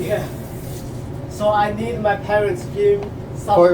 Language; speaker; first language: English; non-native, learner; Chinese